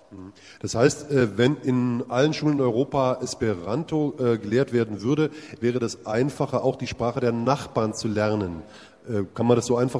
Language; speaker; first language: German; native; German